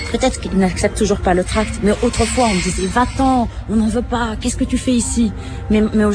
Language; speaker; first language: French; native; French